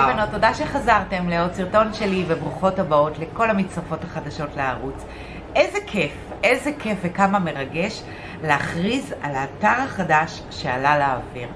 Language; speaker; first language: Hebrew; native; Hebrew